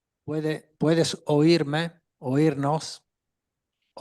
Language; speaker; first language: Spanish; non-native, fluent; Italian